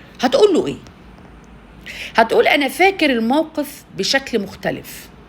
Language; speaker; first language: Arabic; native; Arabic